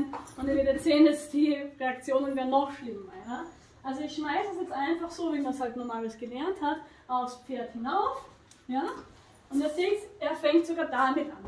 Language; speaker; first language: German; native; German